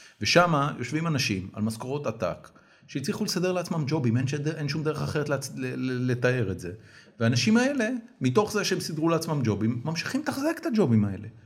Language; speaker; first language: Hebrew; native; Hebrew